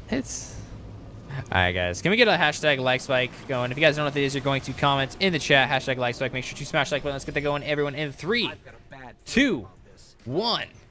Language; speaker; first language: English; native; English